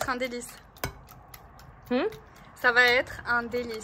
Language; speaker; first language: French; native; French